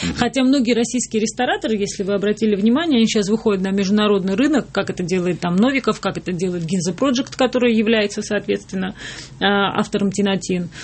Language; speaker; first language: Russian; non-native, local second language; Georgian